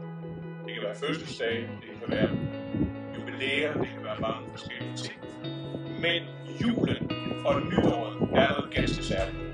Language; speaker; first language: Danish; native; Danish